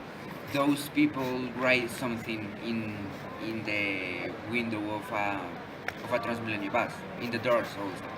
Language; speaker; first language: English; non-native, learner; Spanish